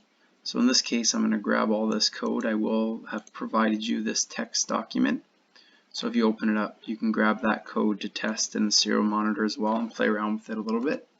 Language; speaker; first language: English; native; English